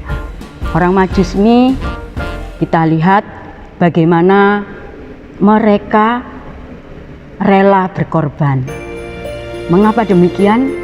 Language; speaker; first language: Indonesian; native; Indonesian